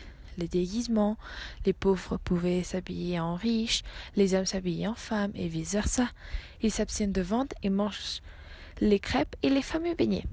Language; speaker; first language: French; non-native, fluent; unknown